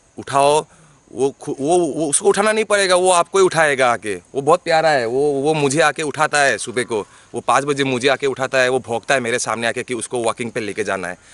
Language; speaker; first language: Hindi; non-native, local second language; Bangla